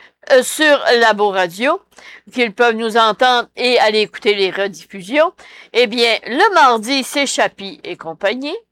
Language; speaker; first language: French; native; French